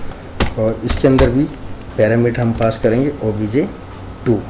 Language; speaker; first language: Hindi; native; Hindi